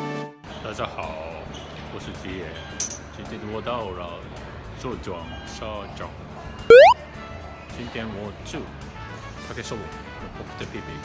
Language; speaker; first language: Chinese; non-native, learner; Japanese